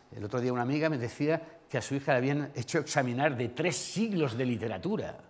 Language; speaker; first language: Spanish; native; Spanish